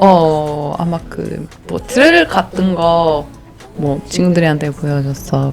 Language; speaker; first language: Korean; non-native, fluent; Portuguese